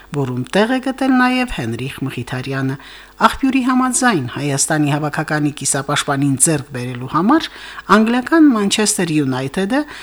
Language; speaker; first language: Armenian; native; Armenian